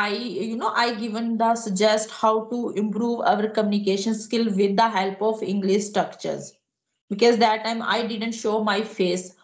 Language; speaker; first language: English; non-native, local second language; Hindi